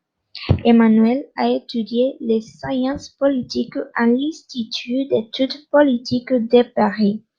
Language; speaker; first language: French; non-native, fluent; Spanish